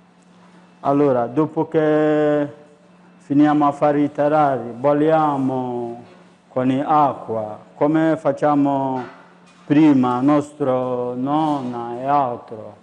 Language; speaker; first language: Italian; non-native, learner; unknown